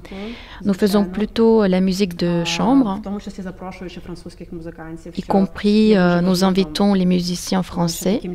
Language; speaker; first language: French; non-native, fluent; Ukrainian